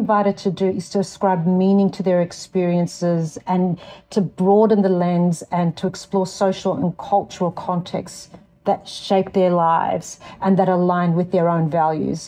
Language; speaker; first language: English; native; English